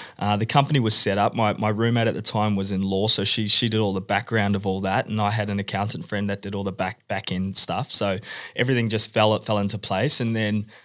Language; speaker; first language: English; native; English